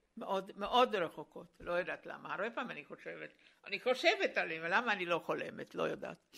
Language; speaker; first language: Hebrew; non-native, fluent; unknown